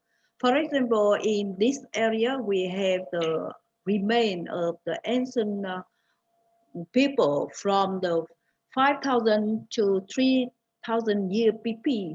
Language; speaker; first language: English; non-native, fluent; Vietnamese